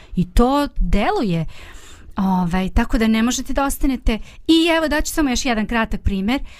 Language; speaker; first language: Bosnian; native; Bosnian